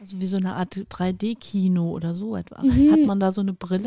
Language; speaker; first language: German; native; German